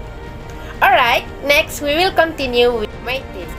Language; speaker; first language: English; non-native, learner; Indonesian